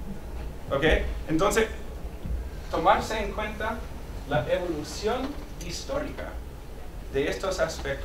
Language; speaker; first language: Spanish; non-native, fluent; English